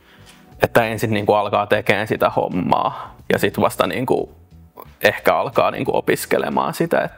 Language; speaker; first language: Finnish; native; Finnish